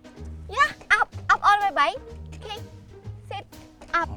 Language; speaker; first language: English; non-native, learner; Khmer